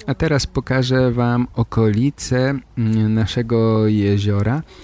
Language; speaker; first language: Polish; native; Polish